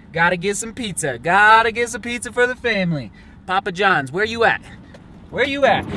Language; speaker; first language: English; native; English